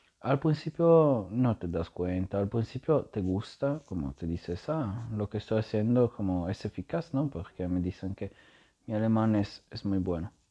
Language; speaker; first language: Spanish; non-native, learner; Italian